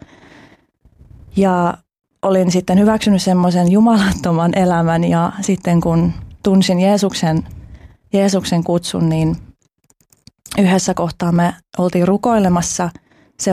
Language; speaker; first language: Finnish; early bilingual, other home language; Albanian